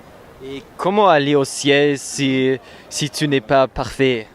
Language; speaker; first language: French; non-native, learner; German